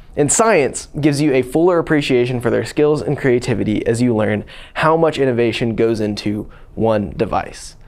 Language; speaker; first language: English; native; English